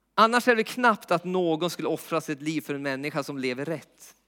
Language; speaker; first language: Swedish; native; Swedish